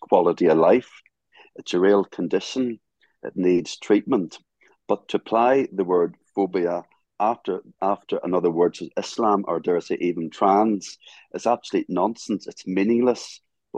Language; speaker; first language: English; native; English